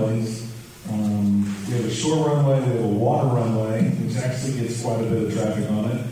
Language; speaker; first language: English; native; English